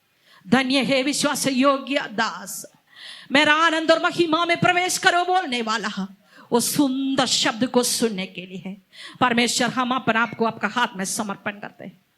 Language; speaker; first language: Hindi; non-native, local second language; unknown